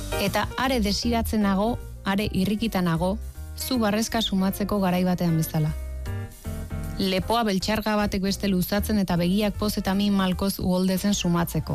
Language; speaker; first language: Basque; native; Basque